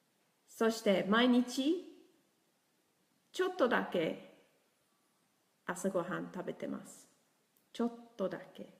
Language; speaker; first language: Japanese; non-native, learner; English